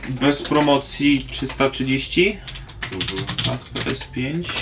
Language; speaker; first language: Polish; native; Polish